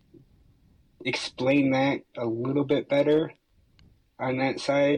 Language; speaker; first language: English; native; English